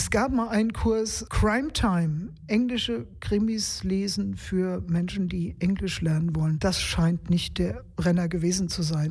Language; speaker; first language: German; native; German